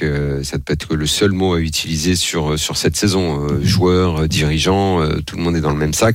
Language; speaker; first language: French; native; French